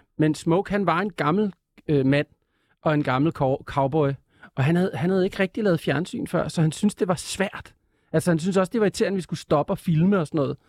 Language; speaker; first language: Danish; native; Danish